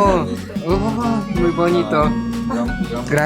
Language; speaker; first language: Spanish; non-native, learner; Japanese